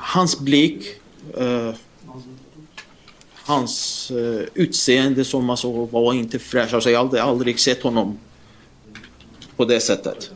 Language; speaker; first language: Swedish; non-native, fluent; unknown